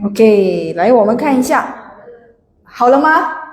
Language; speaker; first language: Chinese; non-native, fluent; Indonesian